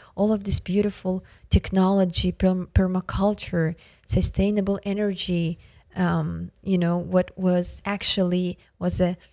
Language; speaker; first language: English; non-native, fluent; Yakut